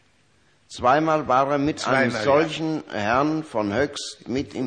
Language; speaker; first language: German; native; German